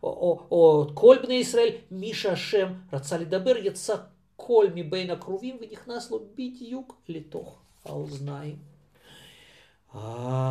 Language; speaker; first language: Hebrew; non-native, fluent; Russian